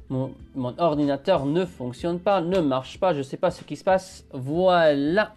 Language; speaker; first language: French; non-native, fluent; English